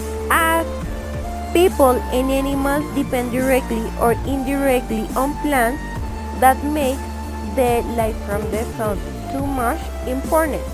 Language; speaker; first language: English; non-native, fluent; Spanish